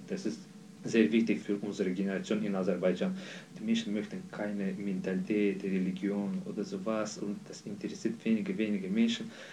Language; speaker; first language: German; non-native, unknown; Azerbaijani